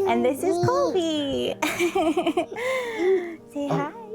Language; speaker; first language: English; native; English